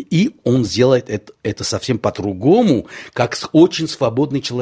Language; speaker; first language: Russian; non-native, local second language; Armenian